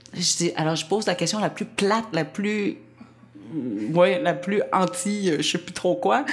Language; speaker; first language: French; non-native, fluent; Vietnamese